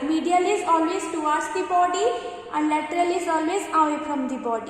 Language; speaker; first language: English; non-native, local second language; Hindi